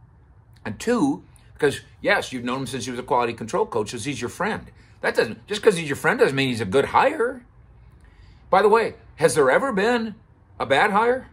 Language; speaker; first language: English; native; English